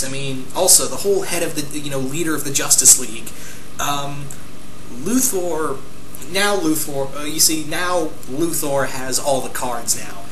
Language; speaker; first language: English; native; English